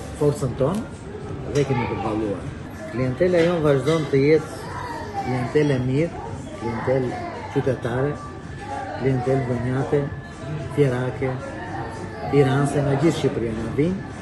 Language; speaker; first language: Albanian; native; Albanian